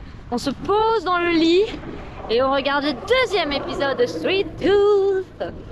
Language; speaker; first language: French; native; French